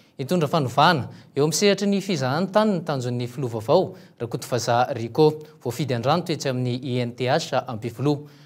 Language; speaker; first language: Malagasy; native; Malagasy